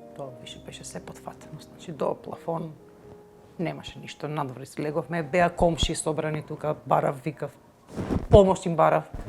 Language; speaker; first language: Macedonian; native; Macedonian